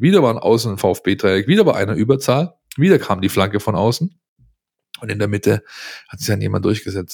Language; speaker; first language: German; native; German